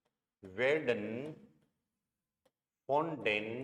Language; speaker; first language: German; non-native, fluent; Hindi